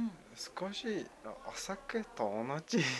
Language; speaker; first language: Japanese; non-native, learner; Mongolian